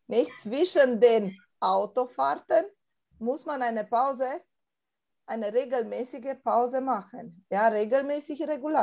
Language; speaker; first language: German; non-native, fluent; Romanian